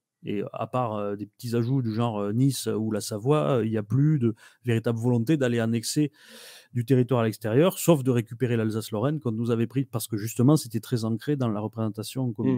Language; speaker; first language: French; native; French